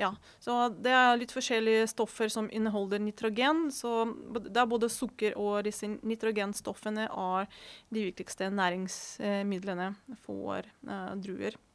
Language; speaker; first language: Norwegian; non-native, fluent; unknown